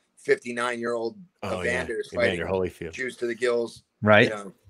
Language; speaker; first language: English; native; English